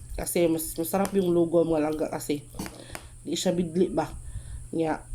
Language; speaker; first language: Filipino; non-native, local second language; Cebuano